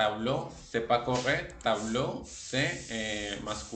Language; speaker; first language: French; non-native, fluent; Spanish